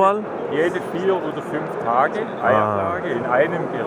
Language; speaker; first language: German; native; German